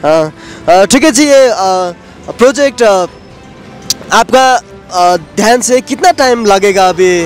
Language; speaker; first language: Hindi; non-native, local second language; Nepali